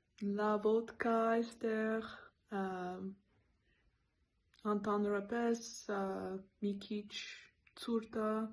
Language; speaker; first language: Armenian; non-native, learner; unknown